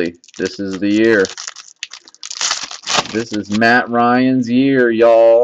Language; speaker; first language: English; native; English